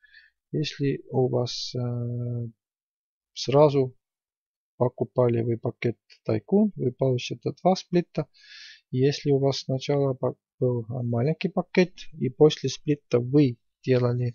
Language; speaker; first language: Russian; non-native, fluent; Estonian